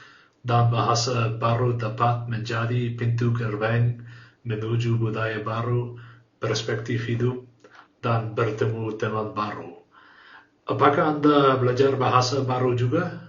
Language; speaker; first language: Indonesian; non-native, learner; English